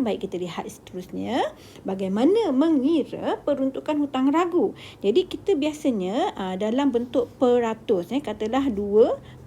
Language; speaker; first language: Malay; native; Malay